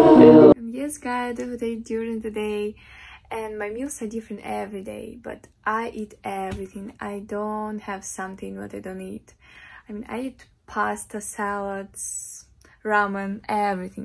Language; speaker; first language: English; non-native, fluent; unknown